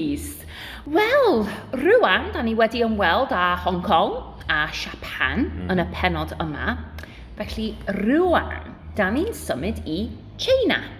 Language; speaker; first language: Welsh; non-native, learner; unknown